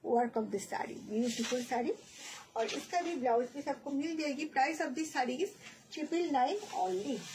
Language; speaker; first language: Hindi; non-native, local second language; Bangla